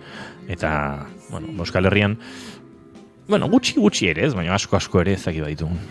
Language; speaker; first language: Basque; native; Basque